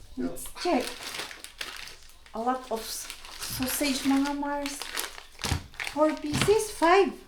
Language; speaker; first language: English; non-native, local second language; Filipino